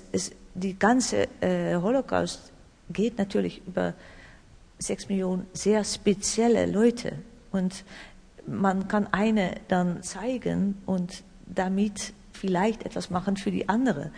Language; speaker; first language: German; non-native, learner; Dutch